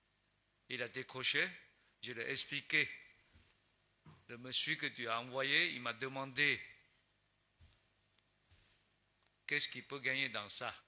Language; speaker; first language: French; non-native, learner; Chinese